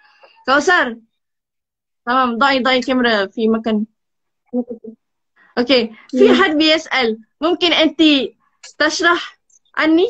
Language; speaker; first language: Arabic; non-native, learner; Malay